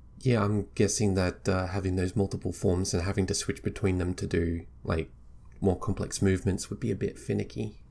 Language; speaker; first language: English; native; English